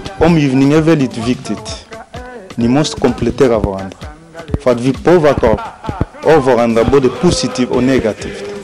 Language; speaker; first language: Swedish; non-native, fluent; Lingala